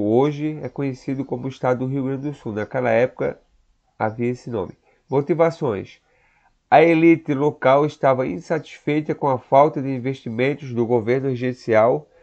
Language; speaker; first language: Portuguese; native; Portuguese